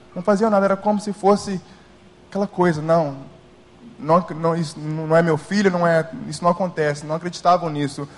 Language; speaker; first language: Portuguese; early bilingual, heritage; English